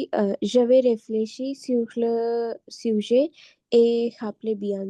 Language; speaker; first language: French; non-native, learner; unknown